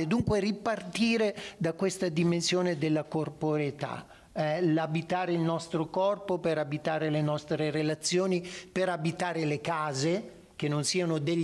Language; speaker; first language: Italian; native; Italian